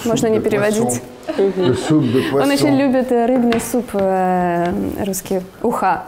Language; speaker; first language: Russian; native; Russian